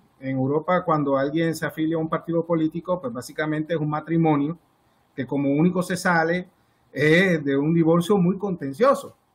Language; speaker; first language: Spanish; native; Spanish